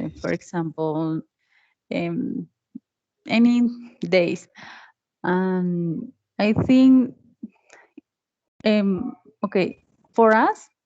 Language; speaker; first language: English; non-native, learner; Spanish